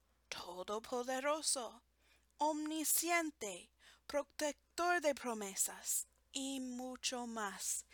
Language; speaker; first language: Spanish; non-native, fluent; English